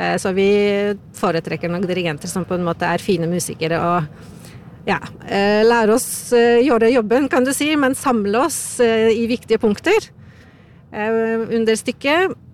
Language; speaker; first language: Norwegian; non-native, fluent; Polish